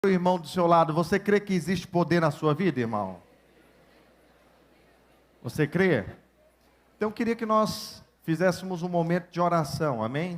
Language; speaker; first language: Portuguese; native; Portuguese